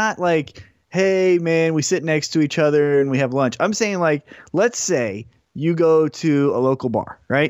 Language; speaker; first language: English; native; English